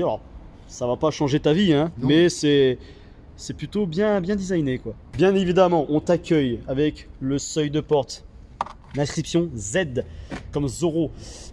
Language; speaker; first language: French; native; French